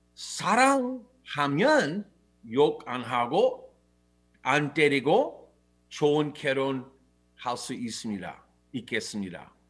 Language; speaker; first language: Korean; non-native, learner; English